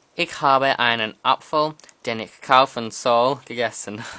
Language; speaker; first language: German; non-native, learner; English